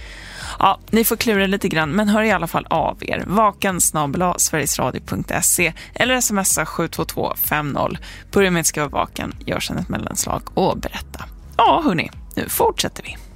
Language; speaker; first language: Swedish; native; Swedish